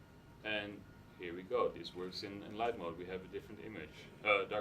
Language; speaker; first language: English; non-native, fluent; Dutch